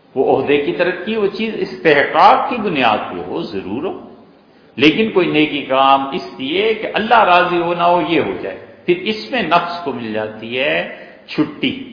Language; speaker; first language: Urdu; native; Urdu